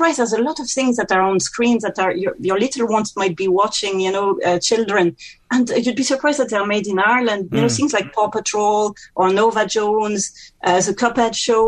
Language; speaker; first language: English; non-native, fluent; French